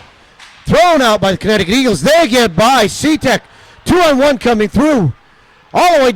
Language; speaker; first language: English; native; English